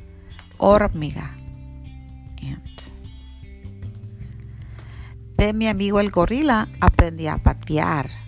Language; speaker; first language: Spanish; early bilingual, heritage; Spanish